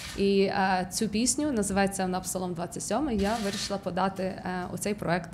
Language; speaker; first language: Ukrainian; native; Ukrainian